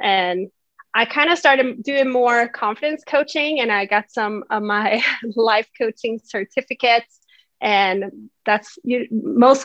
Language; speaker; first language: English; non-native, fluent; Swedish